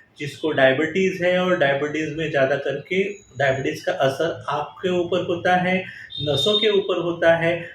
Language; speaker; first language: Hindi; non-native, local second language; Marathi